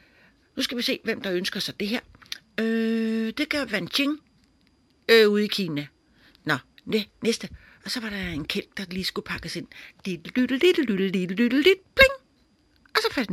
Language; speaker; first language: Danish; native; Danish